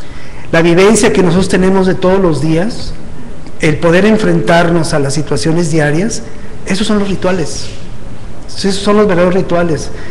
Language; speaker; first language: Spanish; native; Spanish